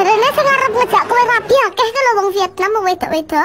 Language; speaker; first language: Vietnamese; non-native, learner; Indonesian